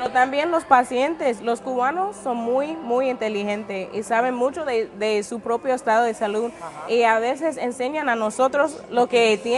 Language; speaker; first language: Spanish; non-native, fluent; English